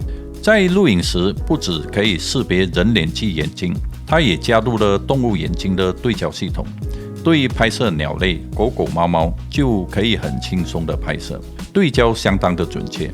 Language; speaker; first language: Chinese; native; Chinese